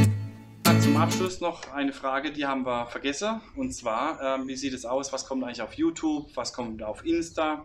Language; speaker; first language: German; native; German